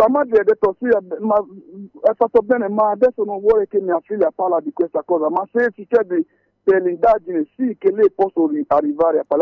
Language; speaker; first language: Italian; non-native, fluent; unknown